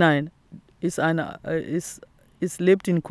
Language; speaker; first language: German; non-native, fluent; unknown